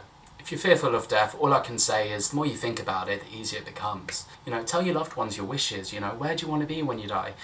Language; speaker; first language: English; native; English